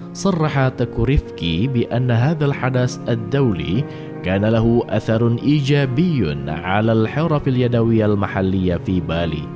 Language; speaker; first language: Arabic; non-native, fluent; Indonesian